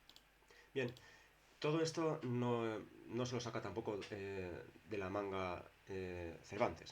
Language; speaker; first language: Spanish; native; Spanish